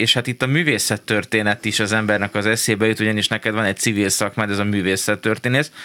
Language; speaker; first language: Hungarian; native; Hungarian